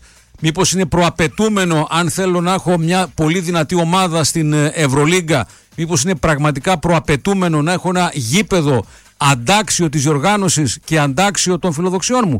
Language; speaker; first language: Greek; native; Greek